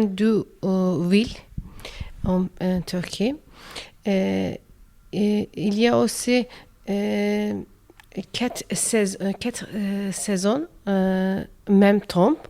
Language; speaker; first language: French; non-native, learner; Turkish